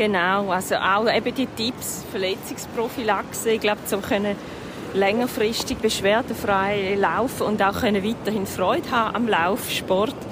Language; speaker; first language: German; native; German